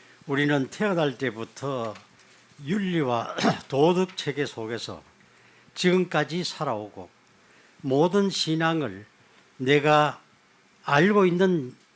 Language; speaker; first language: Korean; native; Korean